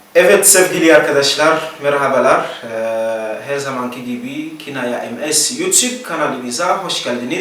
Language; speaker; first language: Turkish; non-native, learner; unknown